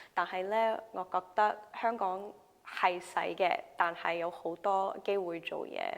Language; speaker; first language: Cantonese; non-native, local second language; English